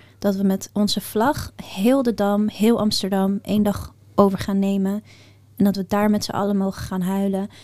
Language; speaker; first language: Dutch; early bilingual, other home language; Persian